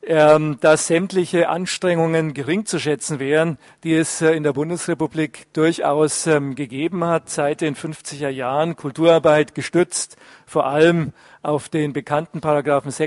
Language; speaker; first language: German; native; German